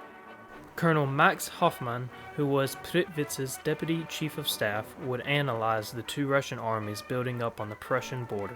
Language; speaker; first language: English; native; English